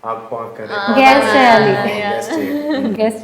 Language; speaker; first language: Telugu; non-native, learner; Hindi